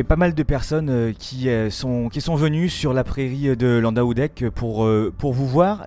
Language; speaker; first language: French; native; French